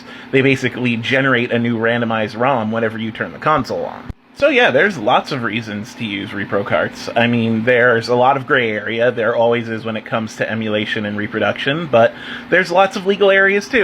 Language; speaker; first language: English; native; English